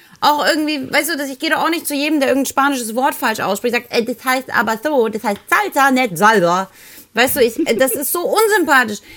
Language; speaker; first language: German; early bilingual, other home language; Spanish